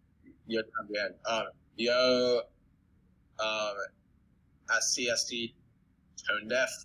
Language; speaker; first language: Spanish; non-native, learner; English